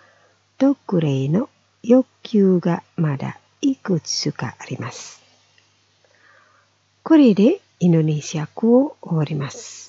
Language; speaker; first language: Japanese; non-native, fluent; Indonesian